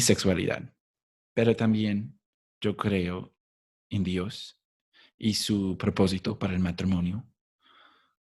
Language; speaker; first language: Spanish; non-native, fluent; English